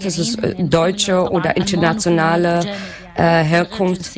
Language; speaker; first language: German; non-native, learner; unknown